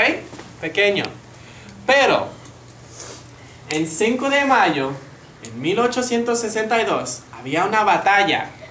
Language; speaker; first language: Spanish; non-native, fluent; English